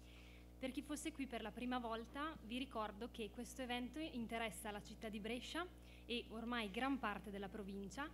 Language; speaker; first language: Italian; native; Italian